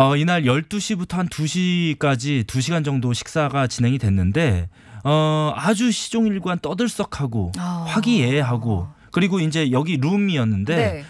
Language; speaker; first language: Korean; native; Korean